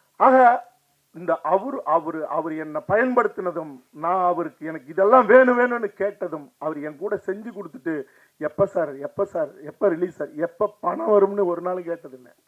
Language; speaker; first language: Tamil; native; Tamil